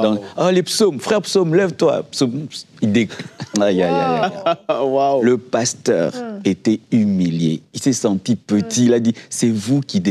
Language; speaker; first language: French; non-native, local second language; Lingala